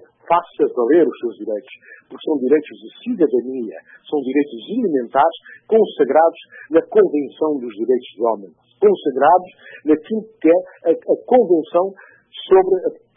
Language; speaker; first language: Portuguese; non-native, local second language; Upper Guinea Crioulo